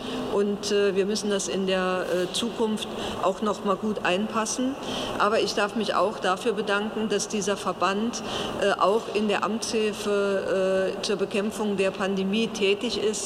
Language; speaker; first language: German; native; German